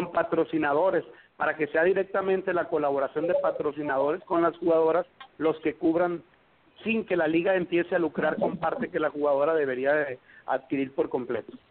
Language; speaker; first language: Spanish; native; Spanish